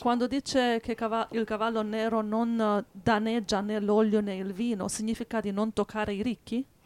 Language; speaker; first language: Italian; native; Italian